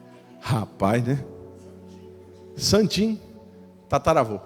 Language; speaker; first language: Portuguese; native; Portuguese